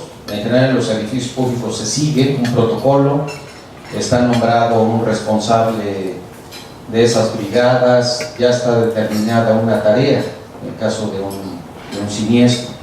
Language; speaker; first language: Spanish; native; Spanish